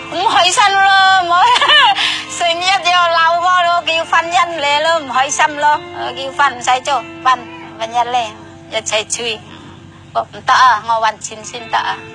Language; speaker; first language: Cantonese; non-native, learner; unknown